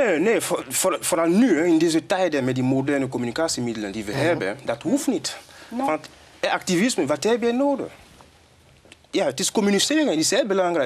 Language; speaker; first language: Dutch; non-native, fluent; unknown